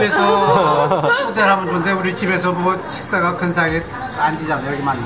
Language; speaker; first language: Korean; native; Korean